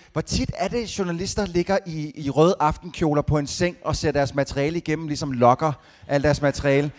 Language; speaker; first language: Danish; native; Danish